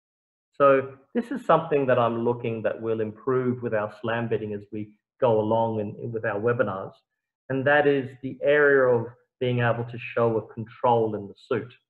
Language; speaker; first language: English; native; English